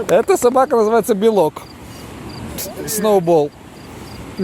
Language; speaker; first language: Russian; native; Russian